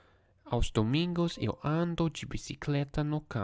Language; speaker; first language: Portuguese; non-native, learner; English